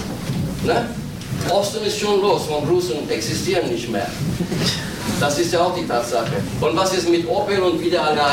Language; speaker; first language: German; non-native, learner; Turkish